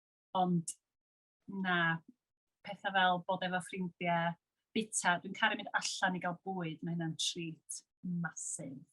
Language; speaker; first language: Welsh; native; Welsh